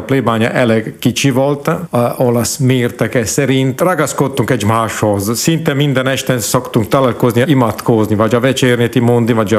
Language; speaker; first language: Hungarian; non-native, fluent; Italian